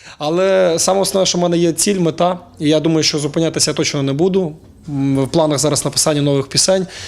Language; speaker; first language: Ukrainian; native; Ukrainian